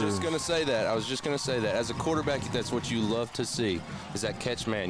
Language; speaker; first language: English; native; English